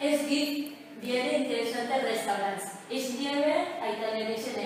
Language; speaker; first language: German; non-native, learner; Catalan